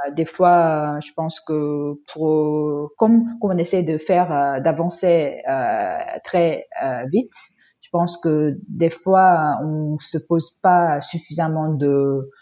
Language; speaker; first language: French; non-native, fluent; Korean